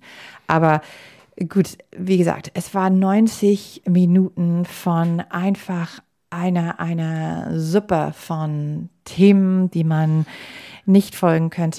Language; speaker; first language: German; non-native, fluent; English